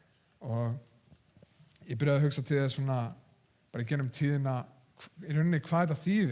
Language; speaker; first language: Icelandic; non-native, fluent; English